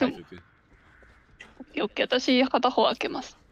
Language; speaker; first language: Japanese; native; Japanese